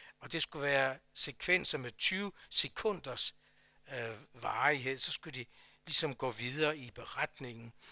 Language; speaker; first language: Danish; native; Danish